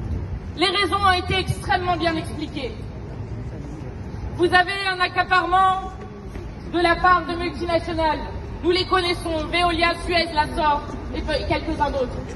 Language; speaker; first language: French; native; French